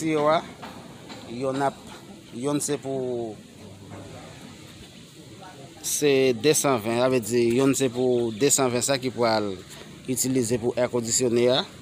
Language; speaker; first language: French; non-native, learner; Haitian Creole